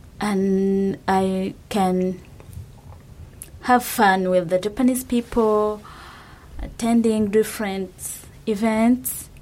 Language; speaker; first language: English; non-native, local second language; Kinyarwanda